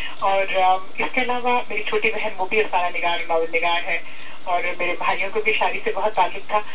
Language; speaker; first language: Urdu; native; Urdu